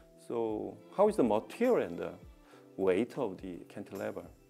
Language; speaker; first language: English; non-native, learner; Korean